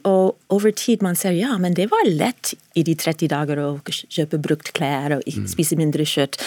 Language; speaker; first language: Norwegian; non-native, fluent; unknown